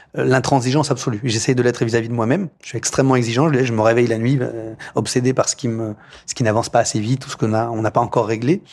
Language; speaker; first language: French; native; French